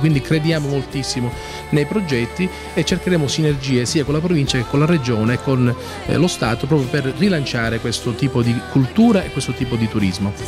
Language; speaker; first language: Italian; native; Italian